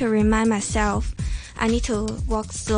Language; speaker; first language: English; non-native, learner; Cantonese